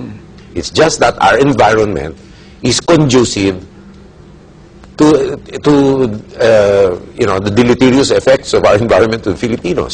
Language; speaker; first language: English; non-native, local second language; Filipino